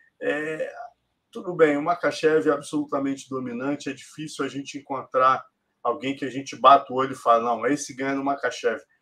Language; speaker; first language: Portuguese; native; Portuguese